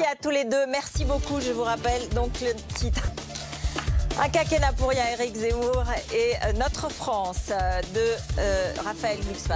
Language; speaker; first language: French; native; French